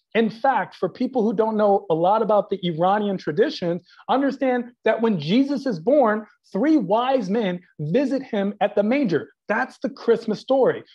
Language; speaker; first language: English; early bilingual, other home language; Persian